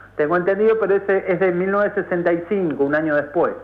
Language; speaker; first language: Spanish; native; Spanish